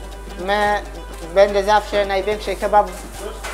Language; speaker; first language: Polish; non-native, learner; Arabic